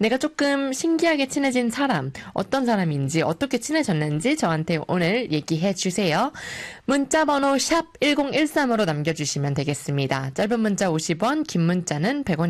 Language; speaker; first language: Korean; native; Korean